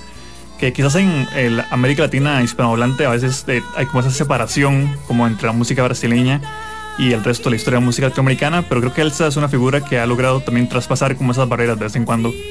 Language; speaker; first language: Spanish; native; Spanish